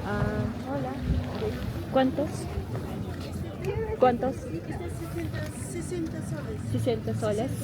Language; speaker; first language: Spanish; non-native, learner; Filipino